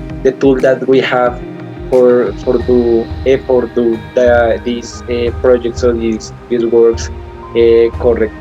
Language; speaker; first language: English; non-native, learner; Spanish